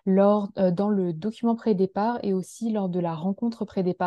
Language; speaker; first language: French; native; French